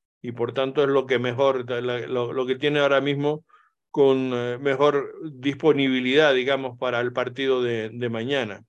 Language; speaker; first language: Spanish; native; Spanish